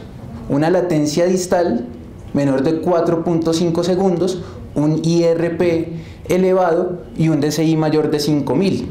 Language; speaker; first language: Spanish; native; Spanish